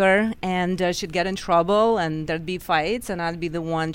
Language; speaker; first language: English; non-native, fluent; Russian